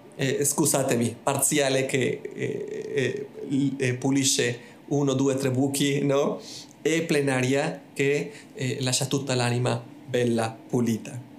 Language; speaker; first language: Italian; non-native, fluent; Spanish